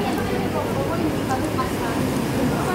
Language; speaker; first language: Filipino; non-native, local second language; Cebuano